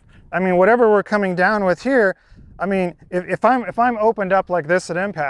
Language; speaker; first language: English; native; English